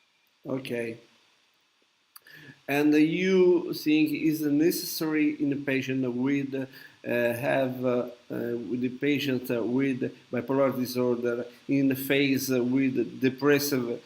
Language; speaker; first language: English; non-native, learner; Italian